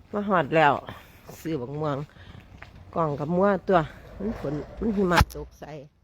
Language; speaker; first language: Thai; native; Thai